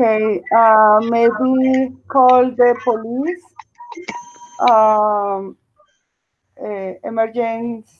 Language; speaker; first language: English; non-native, learner; Spanish